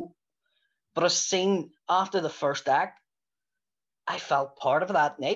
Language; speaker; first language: English; native; English